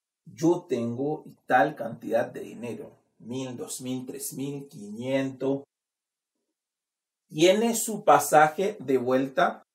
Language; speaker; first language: Spanish; non-native, fluent; Haitian Creole